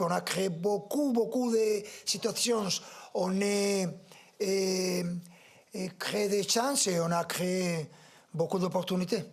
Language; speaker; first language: French; non-native, fluent; Spanish